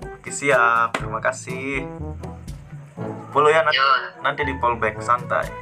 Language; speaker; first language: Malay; non-native, local second language; Sasak